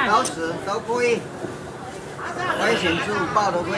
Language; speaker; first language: Chinese; native; Chinese